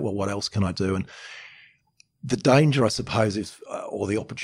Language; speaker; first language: English; native; English